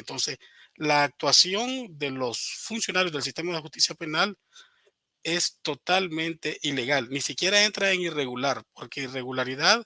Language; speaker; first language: Spanish; native; Spanish